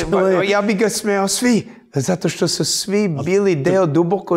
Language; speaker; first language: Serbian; early bilingual, heritage; English